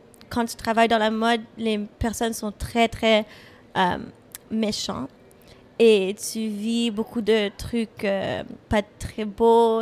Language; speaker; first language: French; non-native, fluent; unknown